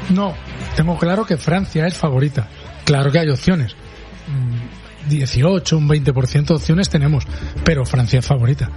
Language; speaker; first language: Spanish; native; Spanish